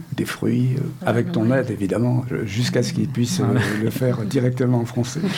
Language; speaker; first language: French; native; French